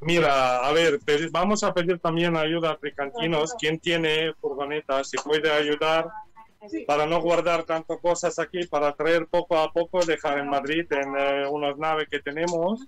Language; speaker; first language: Spanish; non-native, learner; Ukrainian